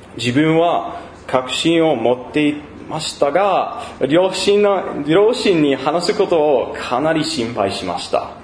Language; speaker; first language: Japanese; non-native, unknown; English